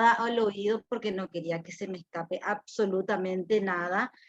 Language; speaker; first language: Spanish; native; Spanish